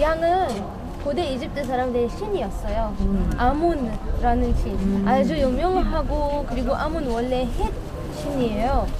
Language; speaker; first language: Korean; non-native, fluent; Arabic